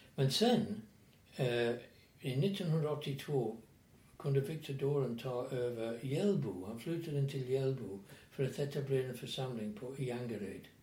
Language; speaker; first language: Swedish; non-native, fluent; English